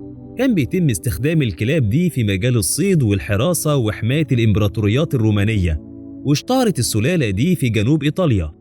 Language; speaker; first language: Arabic; native; Arabic